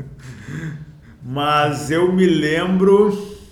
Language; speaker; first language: Portuguese; native; Portuguese